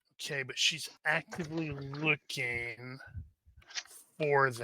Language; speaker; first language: English; native; English